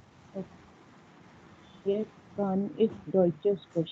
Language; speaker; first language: German; non-native, learner; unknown